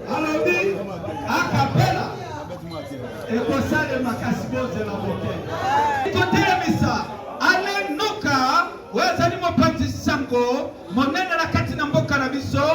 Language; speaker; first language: Lingala; native; Lingala